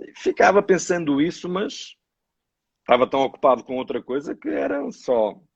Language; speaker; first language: Portuguese; native; Portuguese